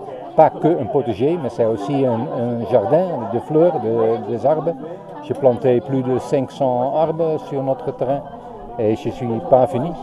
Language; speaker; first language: French; non-native, learner; Dutch